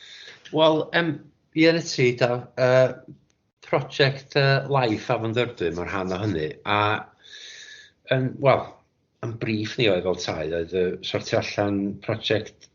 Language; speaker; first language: Welsh; native; Welsh